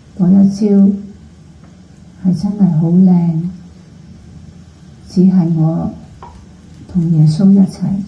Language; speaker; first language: Cantonese; native; Cantonese